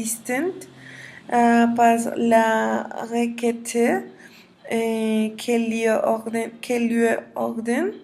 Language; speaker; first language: French; non-native, learner; Spanish